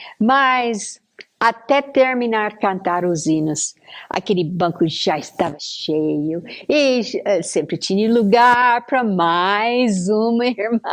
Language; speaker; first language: Portuguese; non-native, fluent; English